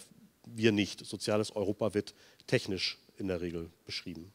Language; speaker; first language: German; native; German